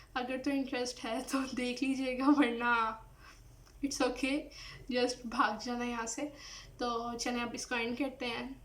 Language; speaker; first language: Urdu; early bilingual, heritage; Urdu